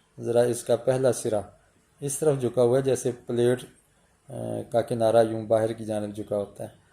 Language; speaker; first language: Urdu; native; Urdu